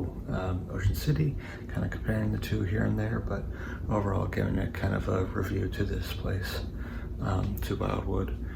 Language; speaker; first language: English; native; English